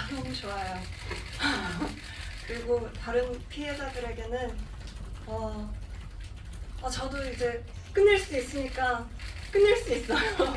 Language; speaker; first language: Korean; non-native, fluent; Cantonese